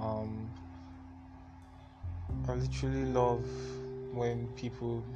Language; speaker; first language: English; non-native, local second language; Igbo